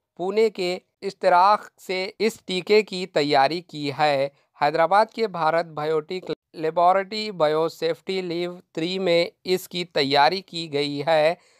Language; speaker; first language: Urdu; native; Urdu